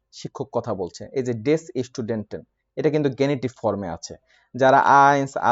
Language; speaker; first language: Bangla; native; Bangla